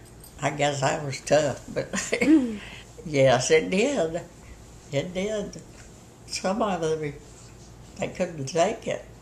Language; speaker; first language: English; native; English